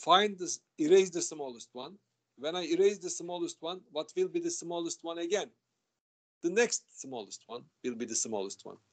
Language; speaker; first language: English; non-native, fluent; Turkish